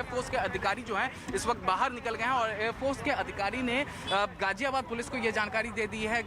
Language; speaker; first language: Hindi; native; Hindi